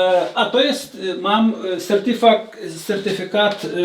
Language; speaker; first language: Polish; non-native, learner; Lithuanian